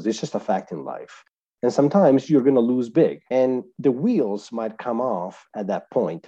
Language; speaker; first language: English; non-native, fluent; Italian